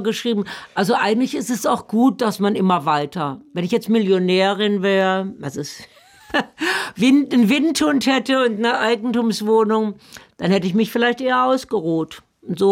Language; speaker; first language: German; native; German